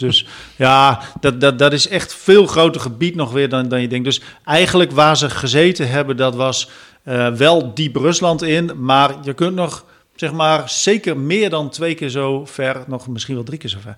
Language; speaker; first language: Dutch; native; Dutch